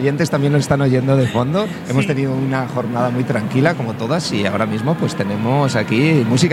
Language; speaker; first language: Spanish; native; Spanish